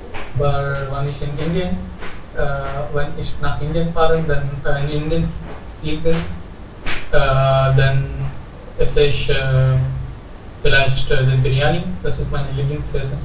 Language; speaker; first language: German; non-native, learner; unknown